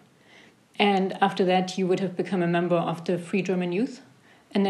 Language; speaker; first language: English; non-native, fluent; German